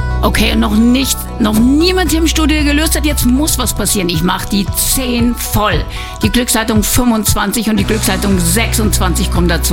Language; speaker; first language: German; native; German